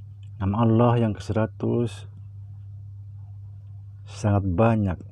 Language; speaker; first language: Indonesian; native; Indonesian